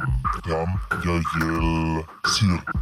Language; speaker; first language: Russian; non-native, learner; German